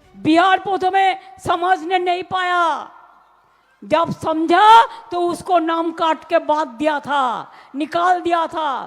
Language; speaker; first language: Hindi; non-native, local second language; Bangla